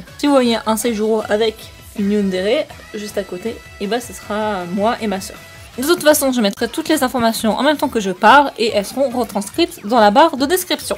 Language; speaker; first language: French; native; French